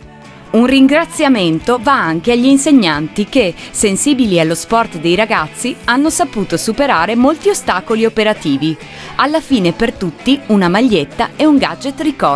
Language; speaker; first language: Italian; native; Italian